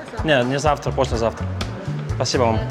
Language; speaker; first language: Russian; non-native, learner; Lithuanian